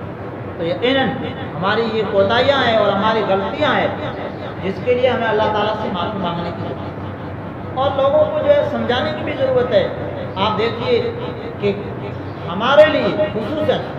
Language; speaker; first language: Urdu; native; Urdu